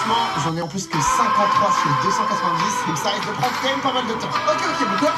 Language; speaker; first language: French; native; French